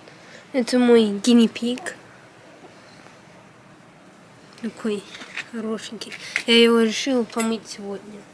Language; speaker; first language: Russian; early bilingual, heritage; Russian